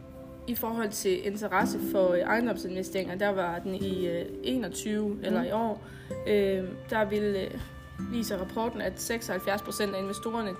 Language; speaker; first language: Danish; native; Danish